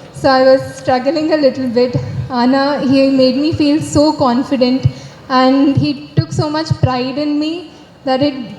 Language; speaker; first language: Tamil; non-native, learner; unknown